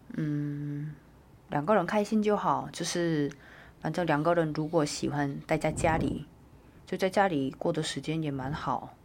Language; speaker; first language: Chinese; non-native, fluent; Korean